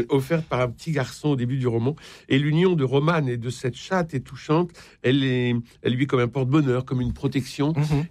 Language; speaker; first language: French; native; French